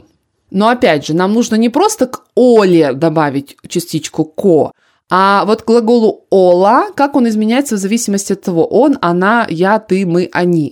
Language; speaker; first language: Russian; native; Russian